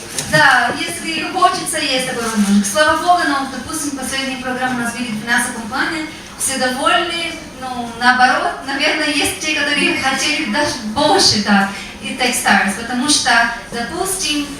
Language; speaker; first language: Russian; non-native, fluent; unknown